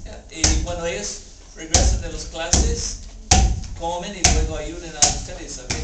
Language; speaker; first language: Spanish; non-native, fluent; English